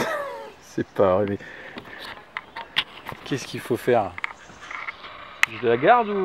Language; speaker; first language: French; native; French